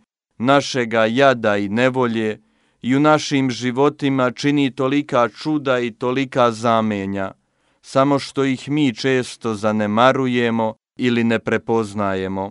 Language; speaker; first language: Croatian; native; Croatian